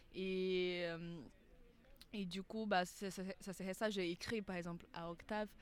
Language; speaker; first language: French; non-native, fluent; Portuguese